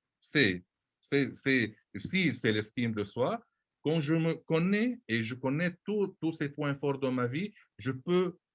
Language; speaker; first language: French; non-native, local second language; Arabic